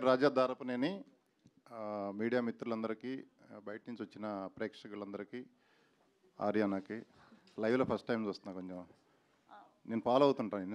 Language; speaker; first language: Telugu; native; Telugu